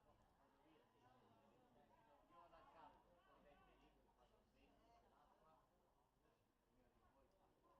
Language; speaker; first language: Italian; native; Italian